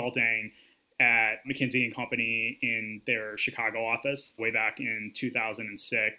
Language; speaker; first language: English; native; English